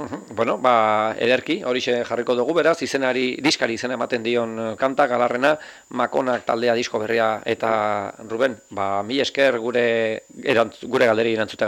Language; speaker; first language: Basque; native; Basque